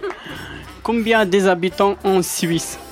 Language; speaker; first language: French; non-native, learner; Pashto